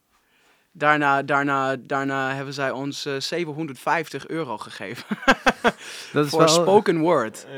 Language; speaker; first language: Dutch; non-native, fluent; English